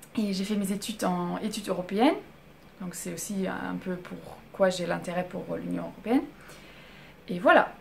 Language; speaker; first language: French; non-native, fluent; German